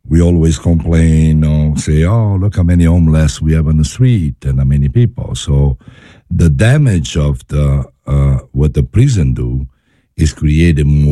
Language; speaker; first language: English; non-native, learner; Italian